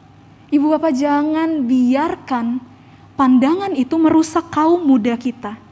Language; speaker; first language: Indonesian; native; Indonesian